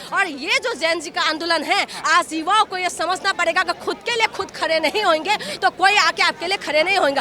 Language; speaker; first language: Hindi; non-native, local second language; Assamese